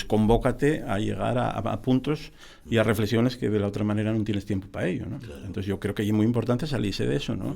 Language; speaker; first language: Spanish; native; Spanish